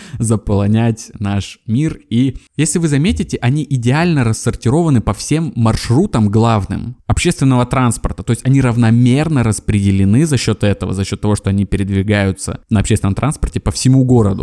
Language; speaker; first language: Russian; native; Russian